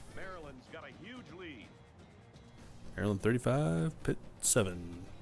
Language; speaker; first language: English; native; English